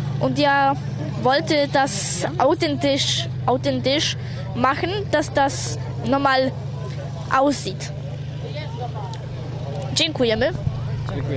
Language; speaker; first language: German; non-native, learner; Polish